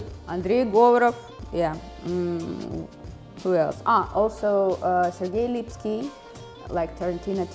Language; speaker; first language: English; non-native, fluent; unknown